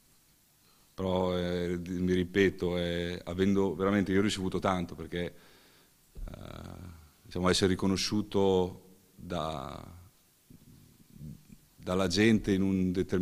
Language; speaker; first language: Italian; native; Italian